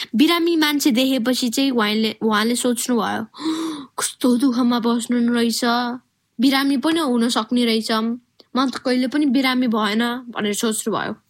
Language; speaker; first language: Nepali; early bilingual, heritage; Nepali